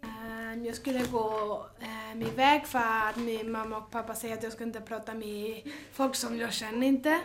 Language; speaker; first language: Swedish; early bilingual, heritage; Swedish